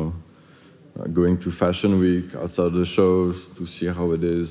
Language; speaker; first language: English; non-native, fluent; French